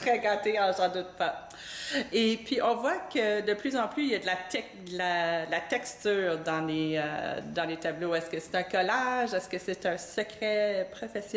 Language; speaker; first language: French; native; French